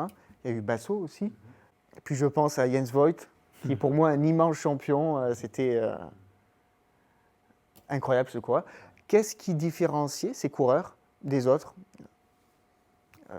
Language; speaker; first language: French; native; French